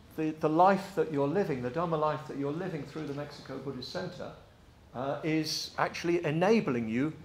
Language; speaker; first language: English; native; English